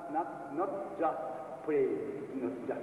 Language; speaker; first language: English; non-native, learner; Japanese